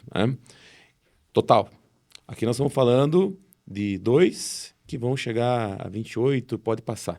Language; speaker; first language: Portuguese; native; Portuguese